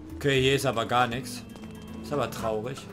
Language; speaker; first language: German; native; German